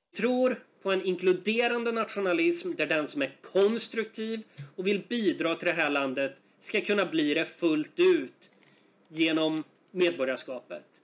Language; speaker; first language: Swedish; native; Swedish